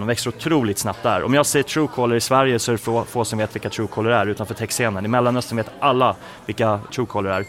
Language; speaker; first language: Swedish; native; Swedish